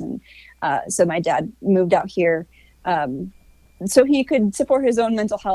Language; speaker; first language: English; native; English